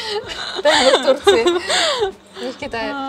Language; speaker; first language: Russian; native; Russian